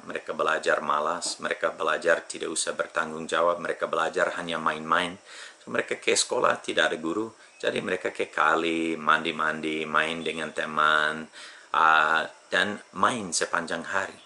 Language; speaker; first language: Indonesian; non-native, fluent; English